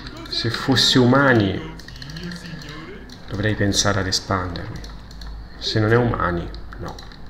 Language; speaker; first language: Italian; native; Italian